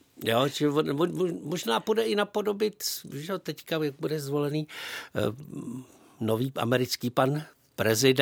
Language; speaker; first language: Czech; native; Czech